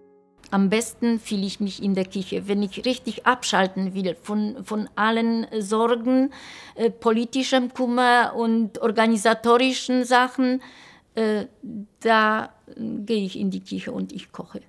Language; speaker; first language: German; non-native, local second language; Polish